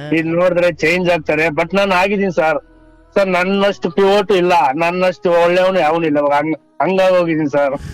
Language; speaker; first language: Kannada; non-native, local second language; Telugu